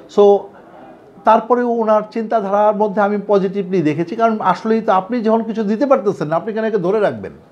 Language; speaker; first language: Bangla; native; Bangla